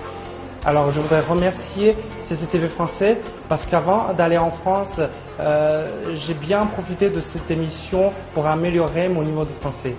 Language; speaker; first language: French; non-native, fluent; Chinese